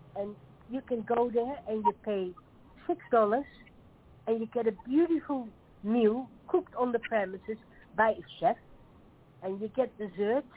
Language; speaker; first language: English; non-native, fluent; Dutch